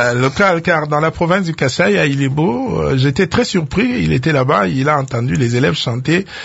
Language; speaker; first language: French; non-native, local second language; Lingala